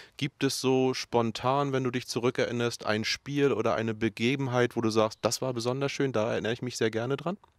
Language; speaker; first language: German; native; German